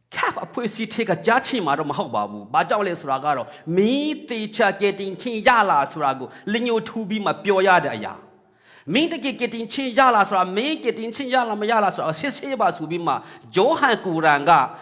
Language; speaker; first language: Burmese; non-native, local second language; Hakha Chin